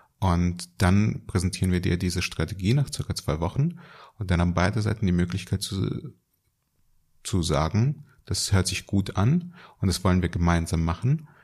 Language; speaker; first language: German; early bilingual, other home language; Russian